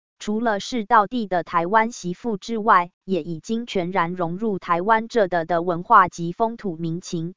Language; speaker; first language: Chinese; native; Chinese